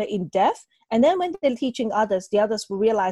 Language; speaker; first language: English; non-native, local second language; Cantonese